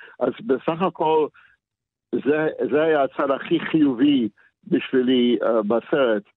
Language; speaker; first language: Hebrew; non-native, fluent; English